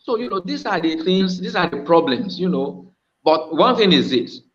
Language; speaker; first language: English; non-native, local second language; Yoruba